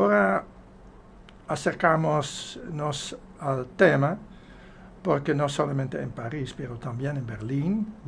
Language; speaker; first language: Spanish; non-native, fluent; Dutch